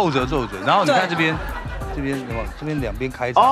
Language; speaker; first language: Chinese; native; Chinese